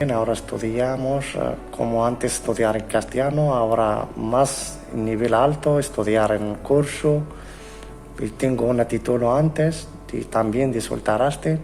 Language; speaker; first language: Spanish; non-native, learner; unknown